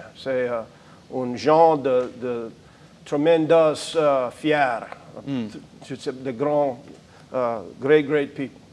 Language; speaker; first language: French; non-native, learner; English